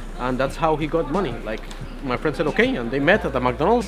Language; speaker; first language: English; non-native, fluent; Spanish